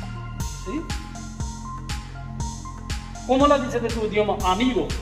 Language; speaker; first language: Spanish; non-native, learner; Urdu